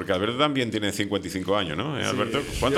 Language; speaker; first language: Spanish; native; Spanish